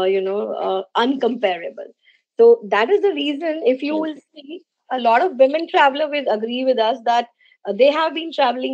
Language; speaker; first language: English; non-native, local second language; Hindi